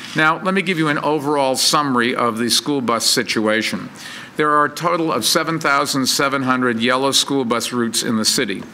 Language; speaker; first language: English; native; English